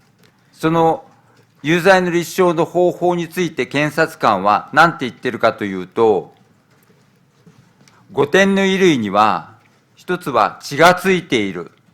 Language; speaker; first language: Japanese; native; Japanese